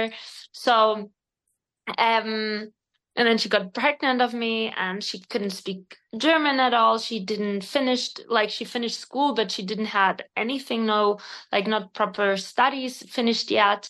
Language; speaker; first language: English; non-native, fluent; Spanish